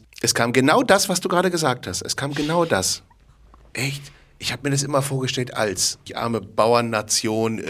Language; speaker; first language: German; native; German